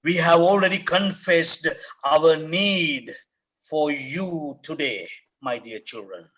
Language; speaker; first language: English; non-native, local second language; Sinhala